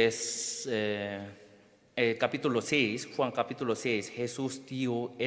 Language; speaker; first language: Spanish; non-native, fluent; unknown